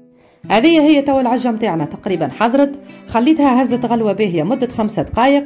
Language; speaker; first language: Arabic; native; Arabic